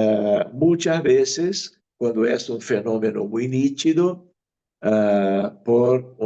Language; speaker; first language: Spanish; non-native, fluent; Portuguese